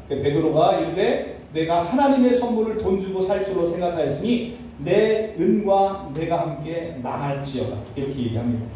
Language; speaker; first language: Korean; native; Korean